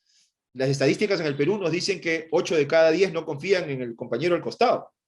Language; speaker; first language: Spanish; native; Spanish